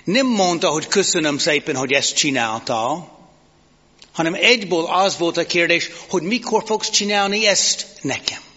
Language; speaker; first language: Hungarian; non-native, fluent; English